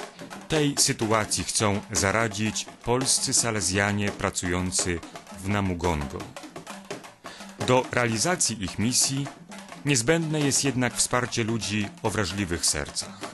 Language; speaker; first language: Polish; native; Polish